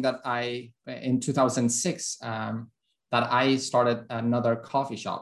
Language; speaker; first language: English; non-native, fluent; Persian